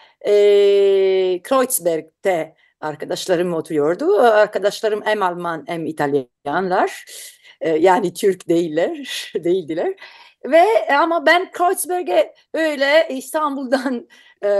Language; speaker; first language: Turkish; non-native, learner; Italian